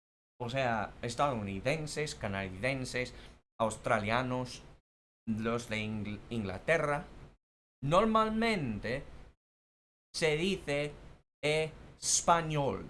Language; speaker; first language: Spanish; non-native, fluent; English